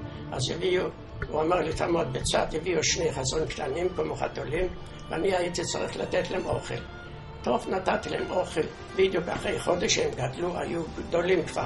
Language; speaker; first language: Hebrew; non-native, fluent; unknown